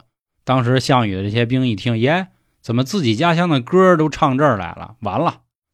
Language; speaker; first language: Chinese; native; Chinese